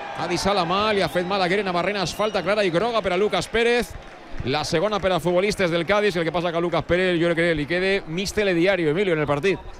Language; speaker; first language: Catalan; native; Catalan